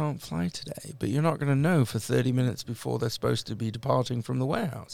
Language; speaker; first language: English; native; English